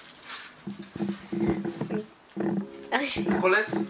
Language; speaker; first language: Spanish; early bilingual, heritage; Spanish